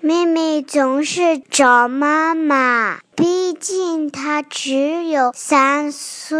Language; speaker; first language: Chinese; early bilingual, heritage; Chinese